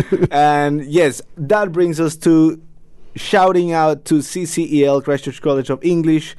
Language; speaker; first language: English; non-native, fluent; Spanish